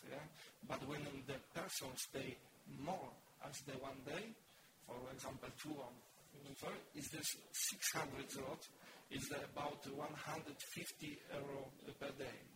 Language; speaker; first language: English; non-native, learner; Polish